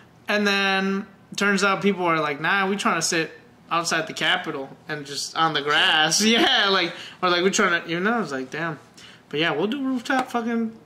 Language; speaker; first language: English; early bilingual, other home language; Spanish